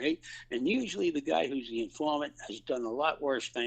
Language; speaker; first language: English; native; English